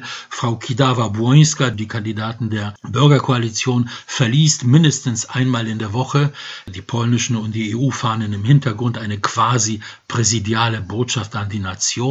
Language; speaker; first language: German; non-native, fluent; Polish